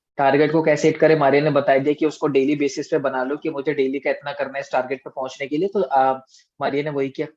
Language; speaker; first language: Hindi; native; Hindi